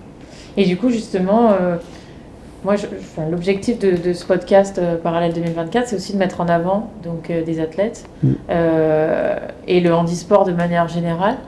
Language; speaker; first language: French; native; French